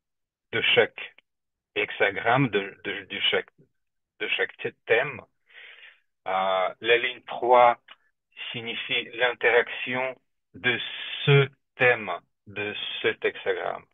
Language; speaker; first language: French; non-native, fluent; Russian